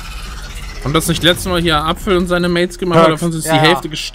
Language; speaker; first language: German; native; German